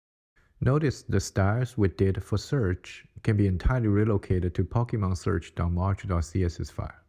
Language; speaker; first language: English; non-native, fluent; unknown